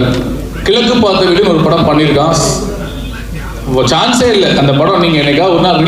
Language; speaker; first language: Tamil; native; Tamil